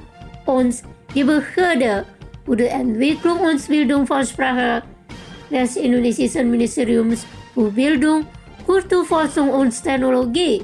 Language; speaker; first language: German; non-native, fluent; Indonesian